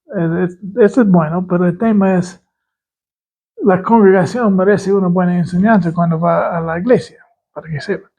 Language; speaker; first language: Spanish; non-native, fluent; English